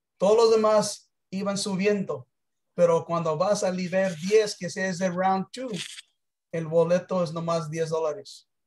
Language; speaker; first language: Spanish; early bilingual, heritage; English